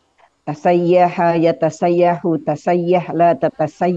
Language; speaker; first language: Arabic; non-native, learner; Indonesian